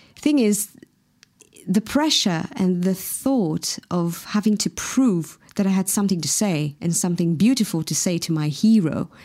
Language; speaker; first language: English; non-native, fluent; Morisyen